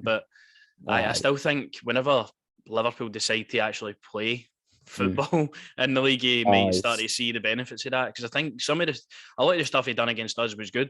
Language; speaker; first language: English; native; English